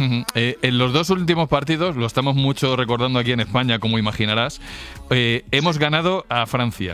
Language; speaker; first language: Spanish; native; Spanish